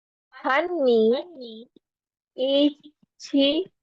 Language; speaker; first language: Chinese; non-native, learner; Urdu